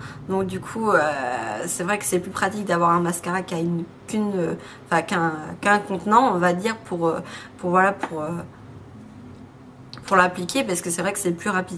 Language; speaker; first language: French; native; French